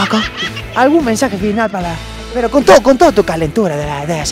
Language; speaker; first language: Spanish; native; Spanish